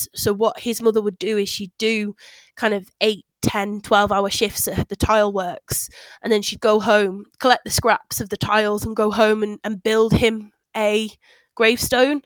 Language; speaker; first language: English; native; English